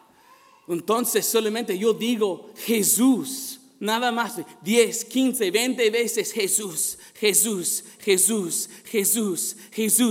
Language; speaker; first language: Spanish; non-native, fluent; English